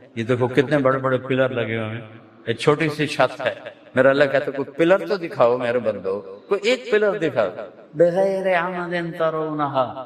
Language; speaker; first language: Urdu; non-native, local second language; Punjabi